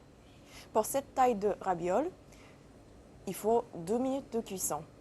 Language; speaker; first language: French; non-native, learner; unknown